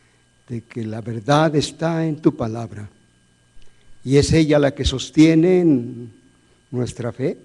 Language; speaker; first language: Spanish; native; Spanish